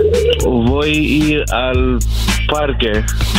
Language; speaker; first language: Spanish; non-native, learner; English